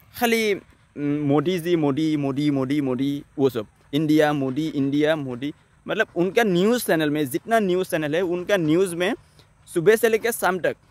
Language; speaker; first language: Hindi; non-native, local second language; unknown